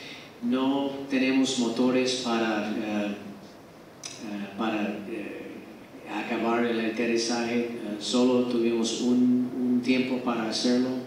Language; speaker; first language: Spanish; non-native, fluent; English